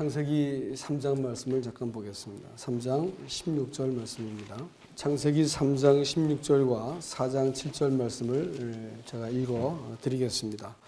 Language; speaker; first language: Korean; native; Korean